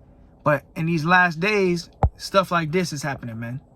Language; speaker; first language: English; native; English